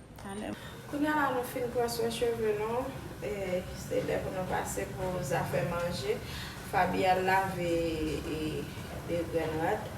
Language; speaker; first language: French; non-native, local second language; Haitian Creole